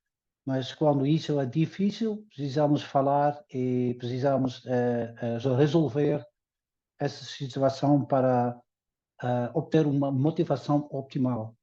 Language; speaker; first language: Portuguese; early bilingual, heritage; Dutch